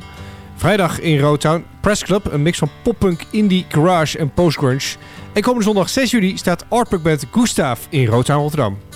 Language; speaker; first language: Dutch; native; Dutch